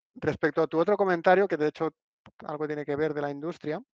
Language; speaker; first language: Spanish; non-native, local second language; Catalan